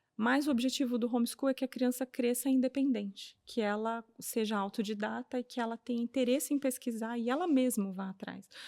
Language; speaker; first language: Portuguese; native; Portuguese